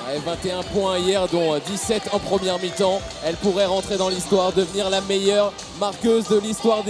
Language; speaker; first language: French; native; French